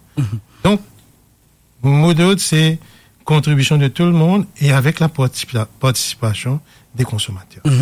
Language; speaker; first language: French; non-native, local second language; Morisyen